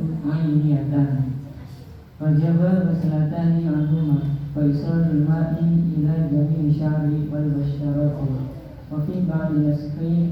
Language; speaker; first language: Arabic; non-native, learner; Indonesian